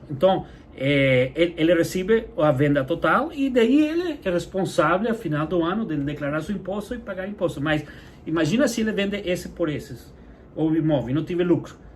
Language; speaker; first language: Portuguese; non-native, fluent; English